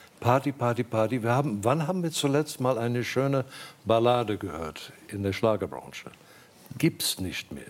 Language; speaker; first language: German; non-native, fluent; English